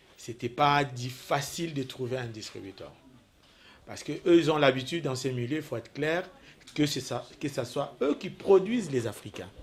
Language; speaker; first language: French; non-native, local second language; Lingala